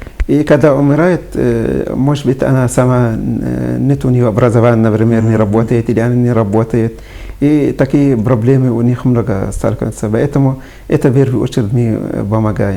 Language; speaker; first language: Russian; non-native, fluent; Arabic